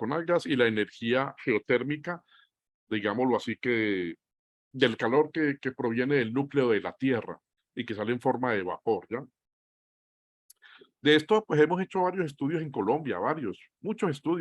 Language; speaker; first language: Spanish; native; Spanish